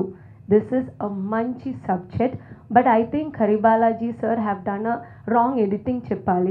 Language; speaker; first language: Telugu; non-native, learner; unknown